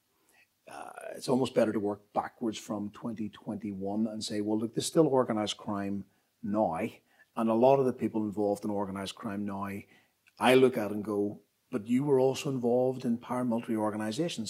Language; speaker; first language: English; native; English